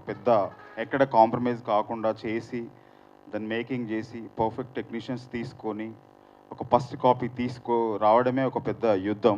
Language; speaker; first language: Telugu; native; Telugu